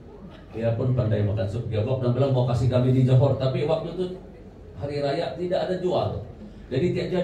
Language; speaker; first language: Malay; non-native, local second language; Chinese